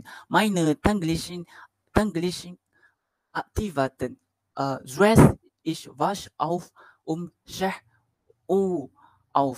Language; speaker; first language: German; non-native, learner; Malay